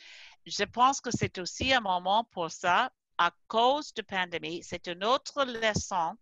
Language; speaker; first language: French; non-native, fluent; English